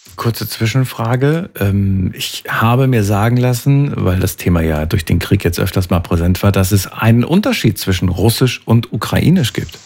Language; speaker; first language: German; native; German